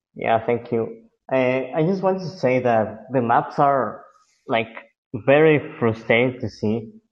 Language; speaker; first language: English; non-native, fluent; Spanish